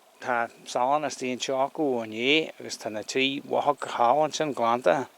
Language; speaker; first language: Irish; native; Irish